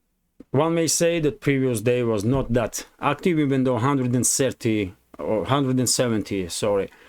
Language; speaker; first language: English; non-native, fluent; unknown